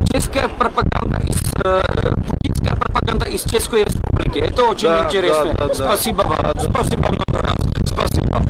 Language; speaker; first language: Russian; non-native, learner; Czech